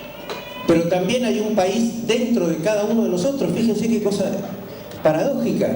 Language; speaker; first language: Spanish; native; Spanish